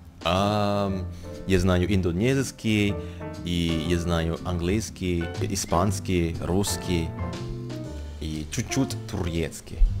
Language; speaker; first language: Russian; non-native, learner; Indonesian